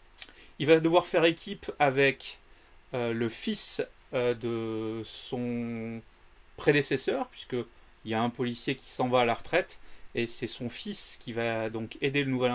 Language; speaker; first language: French; native; French